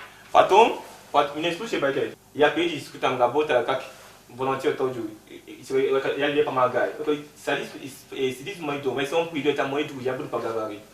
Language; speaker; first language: Russian; non-native, learner; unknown